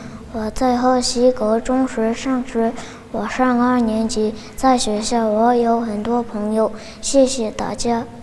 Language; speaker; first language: Chinese; non-native, learner; Mongolian